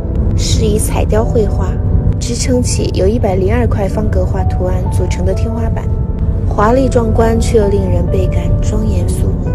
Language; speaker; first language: Chinese; native; Chinese